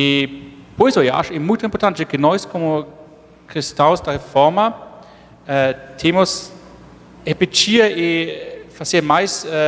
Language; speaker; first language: Portuguese; non-native, fluent; German